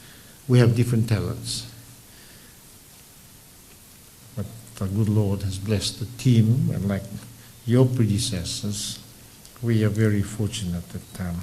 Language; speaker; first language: English; non-native, local second language; Fijian